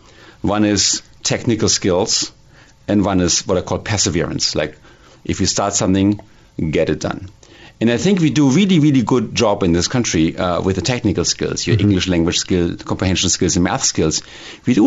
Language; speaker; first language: English; non-native, fluent; German